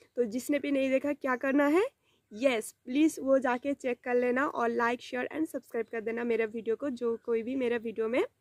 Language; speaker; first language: Hindi; non-native, local second language; Bangla